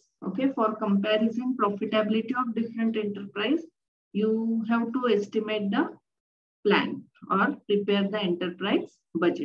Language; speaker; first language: English; non-native, local second language; Marathi